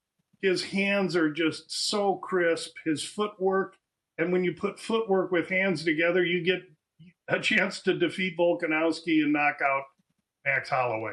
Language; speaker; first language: English; native; English